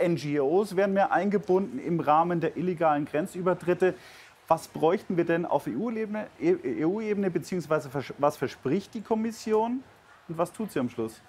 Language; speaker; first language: German; native; German